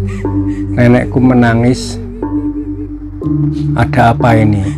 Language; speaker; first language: Indonesian; native; Indonesian